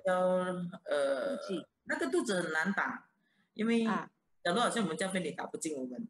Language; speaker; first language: Chinese; native; Chinese